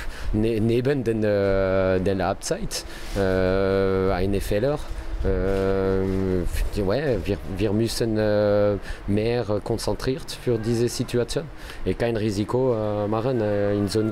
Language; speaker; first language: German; non-native, learner; French